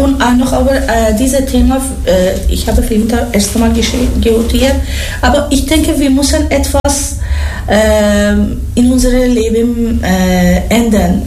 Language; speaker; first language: German; non-native, learner; Persian